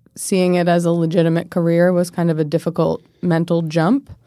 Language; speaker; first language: English; native; English